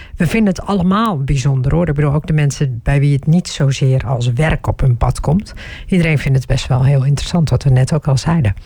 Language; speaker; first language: Dutch; early bilingual, other home language; Turkish